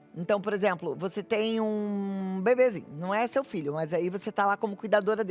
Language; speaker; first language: Portuguese; native; Portuguese